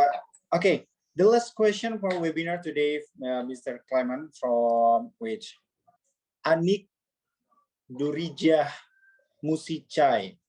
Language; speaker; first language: English; non-native, learner; Indonesian